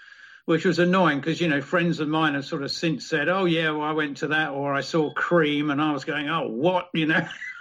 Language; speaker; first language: English; native; English